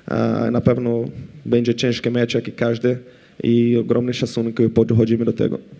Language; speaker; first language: Polish; non-native, fluent; Portuguese